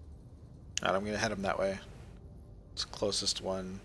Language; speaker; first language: English; native; English